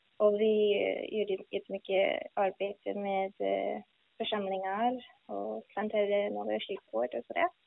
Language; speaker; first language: Swedish; non-native, fluent; English